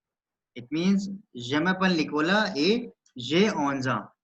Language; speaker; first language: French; non-native, learner; Hindi